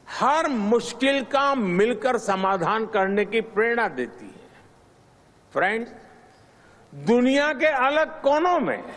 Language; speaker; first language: Hindi; native; Hindi